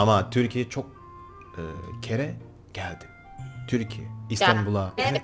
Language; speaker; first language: Turkish; non-native, learner; Indonesian